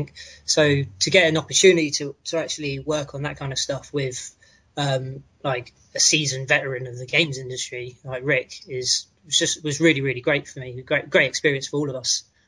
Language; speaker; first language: English; native; English